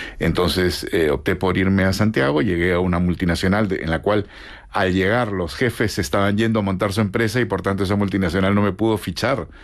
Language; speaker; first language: Spanish; native; Spanish